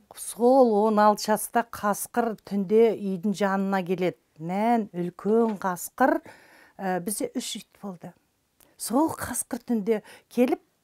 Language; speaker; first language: Kazakh; non-native, local second language; German